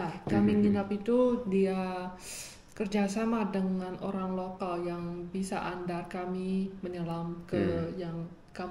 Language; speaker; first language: Indonesian; non-native, fluent; Chinese